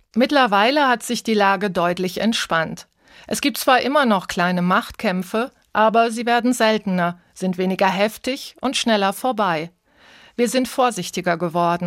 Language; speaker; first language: German; native; German